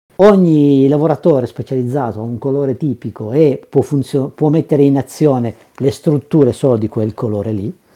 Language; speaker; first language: Italian; native; Italian